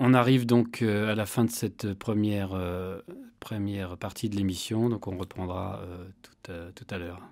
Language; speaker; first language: French; native; French